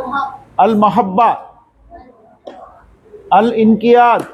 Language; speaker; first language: Telugu; non-native, local second language; Urdu